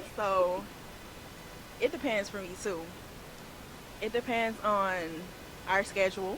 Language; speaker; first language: English; native; English